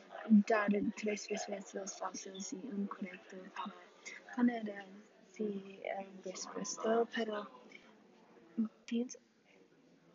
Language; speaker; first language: Spanish; non-native, learner; English